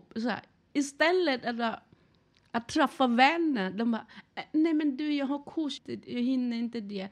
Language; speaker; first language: Swedish; non-native, learner; Thai